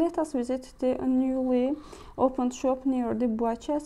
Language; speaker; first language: English; non-native, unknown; Azerbaijani